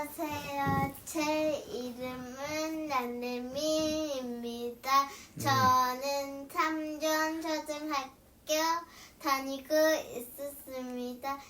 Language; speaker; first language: Korean; early bilingual, other home language; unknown